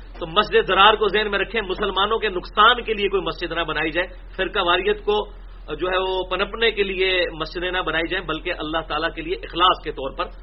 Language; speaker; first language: Urdu; non-native, local second language; Punjabi